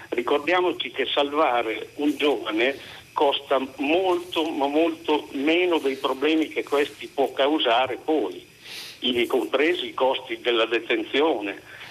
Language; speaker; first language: Italian; native; Italian